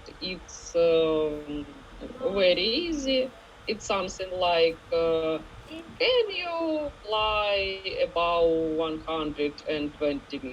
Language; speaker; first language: English; non-native, learner; Ukrainian